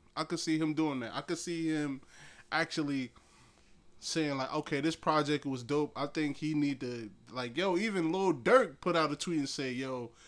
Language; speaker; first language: English; native; English